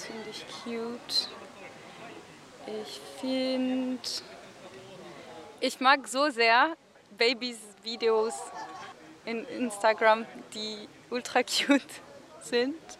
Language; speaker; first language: German; non-native, fluent; French